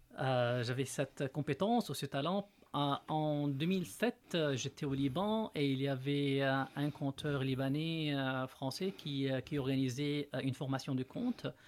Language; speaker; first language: French; non-native, local second language; Arabic